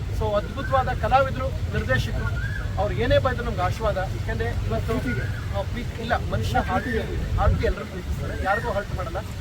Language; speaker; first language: Kannada; native; Kannada